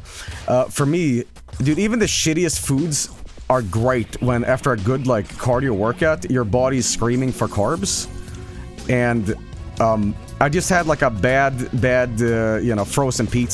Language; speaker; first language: English; non-native, fluent; Swedish